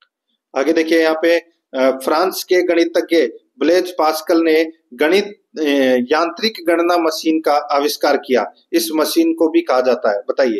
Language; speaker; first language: Hindi; native; Hindi